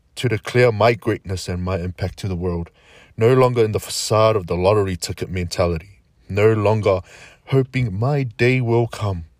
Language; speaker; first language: English; native; English